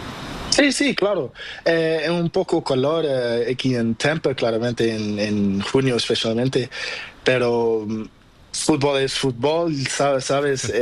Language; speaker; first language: Spanish; non-native, learner; Portuguese